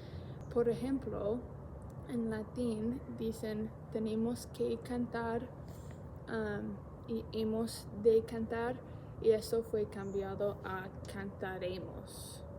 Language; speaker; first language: Spanish; non-native, learner; English